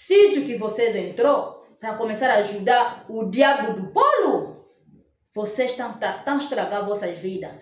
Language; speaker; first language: Portuguese; non-native, fluent; Lingala